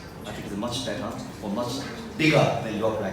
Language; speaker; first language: English; non-native, fluent; Chinese